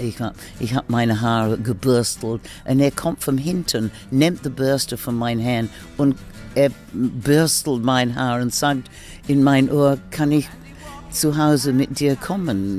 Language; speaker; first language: German; non-native, learner; English